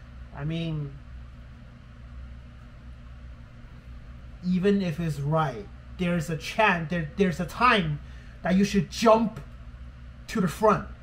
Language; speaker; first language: English; non-native, fluent; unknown